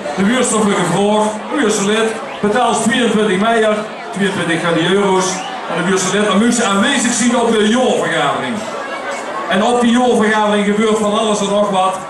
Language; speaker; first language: Dutch; native; Dutch